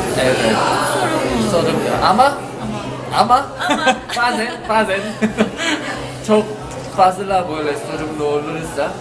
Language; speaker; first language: Turkish; non-native, learner; Korean